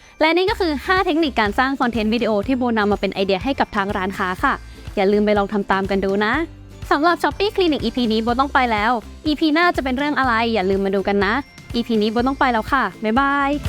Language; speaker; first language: Thai; native; Thai